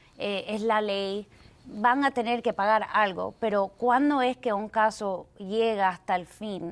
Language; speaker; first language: Spanish; early bilingual, heritage; Spanish